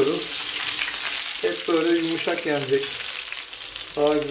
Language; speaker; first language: Turkish; native; Turkish